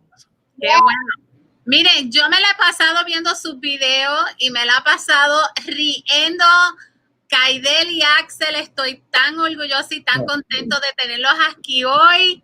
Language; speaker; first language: Spanish; early bilingual, heritage; Spanish